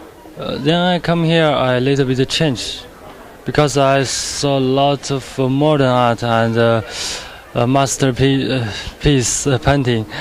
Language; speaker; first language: English; non-native, learner; Chinese